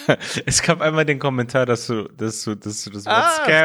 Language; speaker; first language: German; early bilingual, other home language; Persian